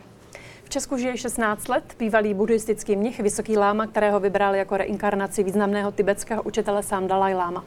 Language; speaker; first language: Czech; native; Czech